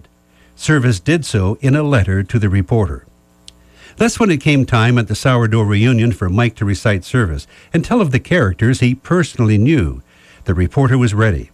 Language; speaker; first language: English; native; English